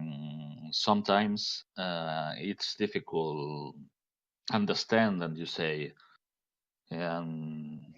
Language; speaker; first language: English; non-native, learner; Catalan